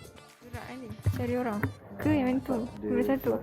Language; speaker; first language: Malay; native; Malay